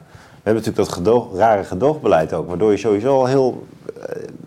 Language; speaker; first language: Dutch; native; Dutch